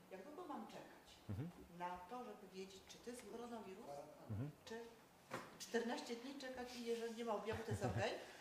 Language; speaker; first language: Polish; native; Polish